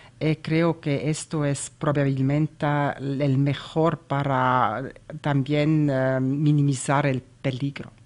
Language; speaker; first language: Spanish; non-native, learner; German